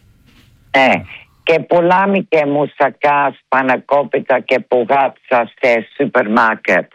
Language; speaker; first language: Greek; early bilingual, heritage; Greek